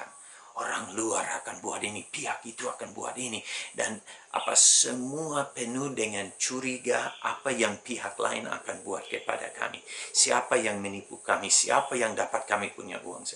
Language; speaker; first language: Indonesian; non-native, fluent; English